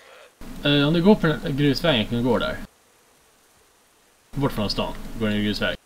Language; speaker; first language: Swedish; native; Swedish